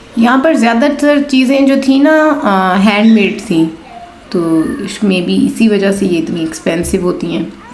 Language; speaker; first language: Urdu; non-native, local second language; Punjabi